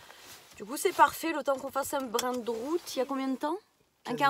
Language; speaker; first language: French; native; French